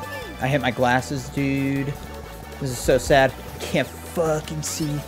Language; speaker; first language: English; native; English